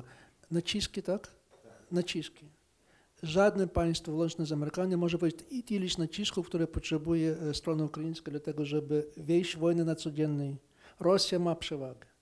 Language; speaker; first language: Polish; non-native, fluent; Ukrainian